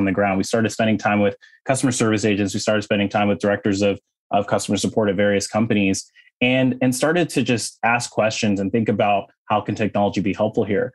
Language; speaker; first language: English; native; English